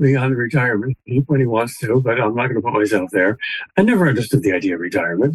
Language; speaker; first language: English; native; English